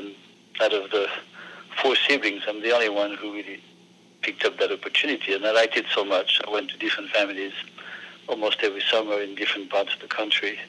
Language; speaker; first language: English; non-native, fluent; French